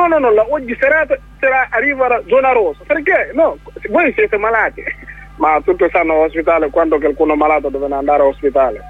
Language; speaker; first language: Italian; non-native, learner; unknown